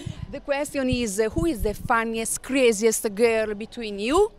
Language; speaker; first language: English; non-native, learner; Italian